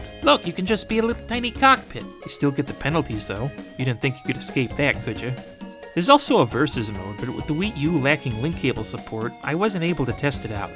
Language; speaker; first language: English; native; English